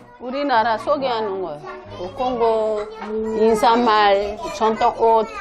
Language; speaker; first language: Korean; non-native, learner; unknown